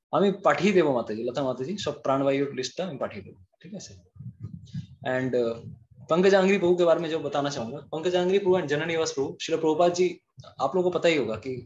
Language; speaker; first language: Hindi; non-native, local second language; Bangla